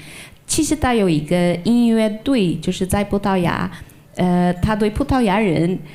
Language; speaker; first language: Chinese; non-native, fluent; Portuguese